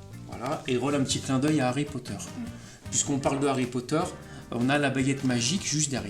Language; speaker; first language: French; native; French